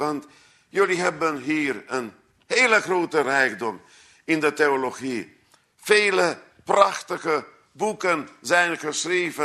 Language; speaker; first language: Dutch; non-native, fluent; Hungarian